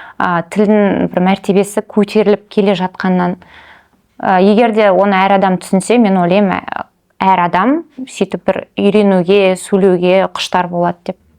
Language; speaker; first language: Kazakh; non-native, local second language; Russian